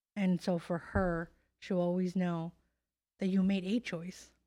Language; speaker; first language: English; native; English